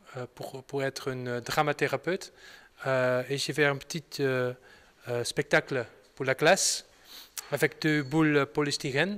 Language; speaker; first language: French; non-native, learner; Dutch